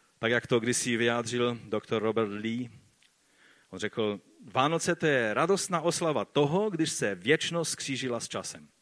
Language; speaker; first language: Czech; non-native, fluent; Polish